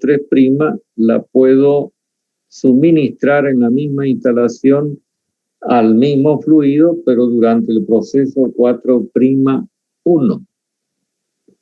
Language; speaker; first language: Spanish; native; Spanish